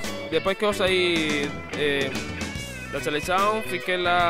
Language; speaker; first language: Portuguese; non-native, fluent; Spanish